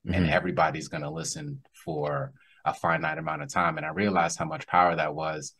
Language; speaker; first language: English; native; English